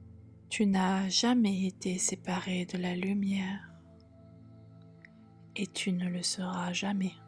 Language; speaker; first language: French; native; French